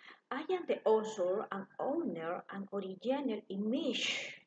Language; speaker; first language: English; non-native, learner; Spanish